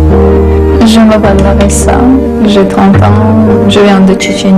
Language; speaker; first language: French; non-native, fluent; Chechen